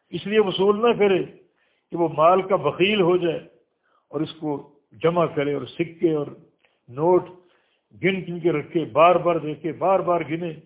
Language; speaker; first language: Urdu; native; Urdu